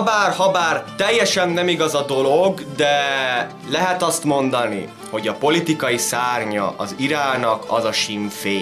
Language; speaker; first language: Hungarian; native; Hungarian